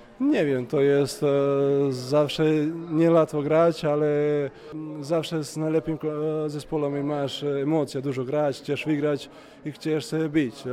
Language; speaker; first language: Polish; non-native, learner; Serbian